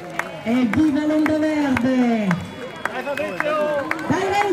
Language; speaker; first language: Italian; native; Italian